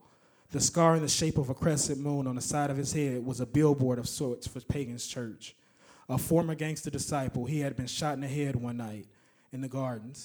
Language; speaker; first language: English; native; English